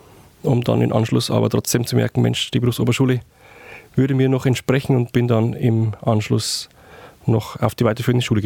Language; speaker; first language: German; native; German